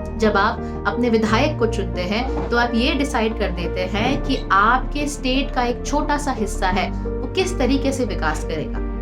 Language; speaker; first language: Hindi; native; Hindi